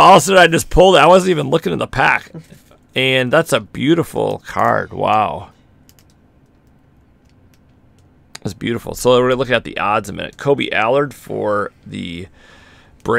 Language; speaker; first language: English; native; English